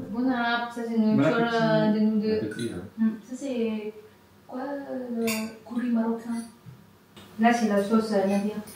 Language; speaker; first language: French; non-native, learner; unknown